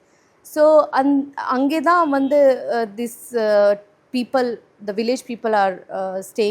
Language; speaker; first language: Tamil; non-native, learner; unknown